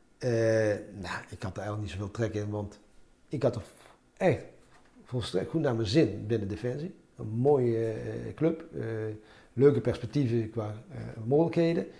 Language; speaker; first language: Dutch; early bilingual, other home language; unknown